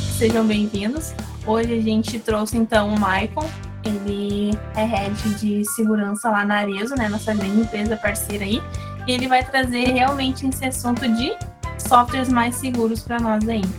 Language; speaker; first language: Portuguese; native; Portuguese